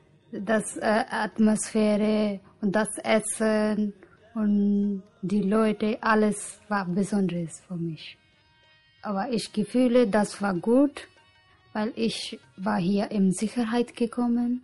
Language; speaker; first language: German; non-native, learner; Punjabi